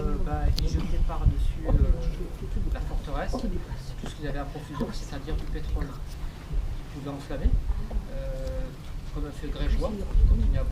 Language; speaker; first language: French; native; French